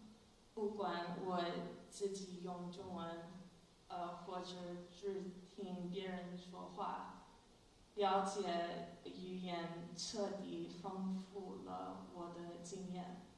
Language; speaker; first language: Chinese; non-native, fluent; English